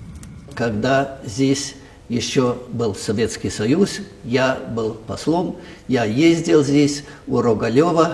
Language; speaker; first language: Russian; non-native, fluent; German